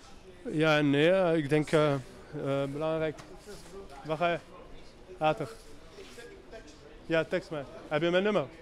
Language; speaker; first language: Dutch; non-native, learner; French